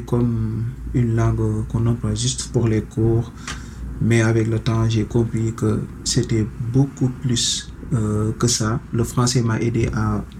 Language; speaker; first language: French; non-native, local second language; Wolof